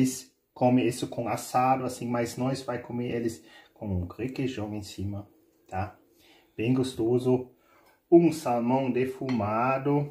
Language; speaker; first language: Portuguese; non-native, learner; German